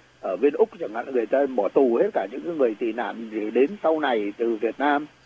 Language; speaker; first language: Vietnamese; native; Vietnamese